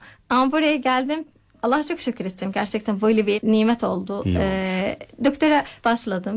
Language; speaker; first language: Turkish; non-native, learner; Arabic